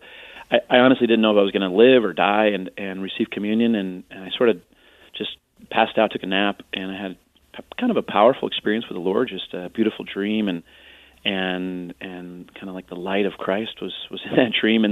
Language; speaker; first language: English; native; English